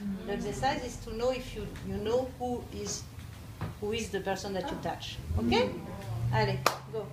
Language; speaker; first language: English; non-native, learner; French